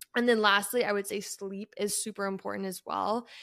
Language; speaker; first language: English; native; English